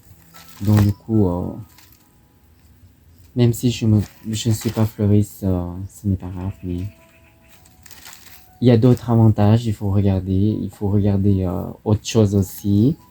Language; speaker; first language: French; non-native, fluent; Thai